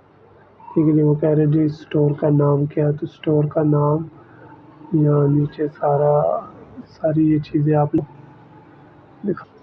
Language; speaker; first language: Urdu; non-native, local second language; Punjabi